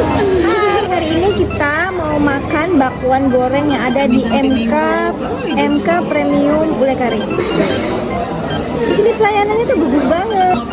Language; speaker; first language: Indonesian; native; Indonesian